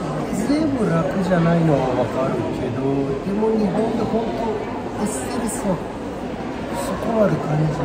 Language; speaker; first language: Japanese; non-native, fluent; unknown